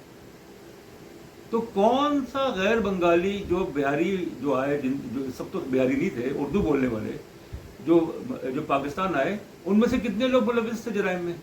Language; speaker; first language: Urdu; native; Urdu